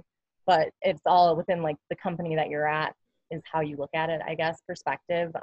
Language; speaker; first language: English; native; English